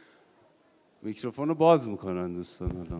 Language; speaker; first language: Persian; native; Persian